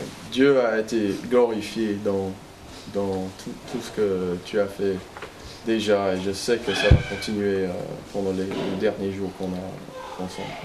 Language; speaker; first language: French; non-native, fluent; English